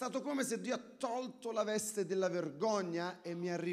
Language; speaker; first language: Italian; native; Italian